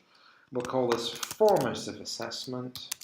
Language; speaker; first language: English; native; English